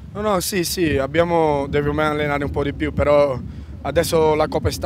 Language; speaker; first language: Italian; non-native, fluent; Portuguese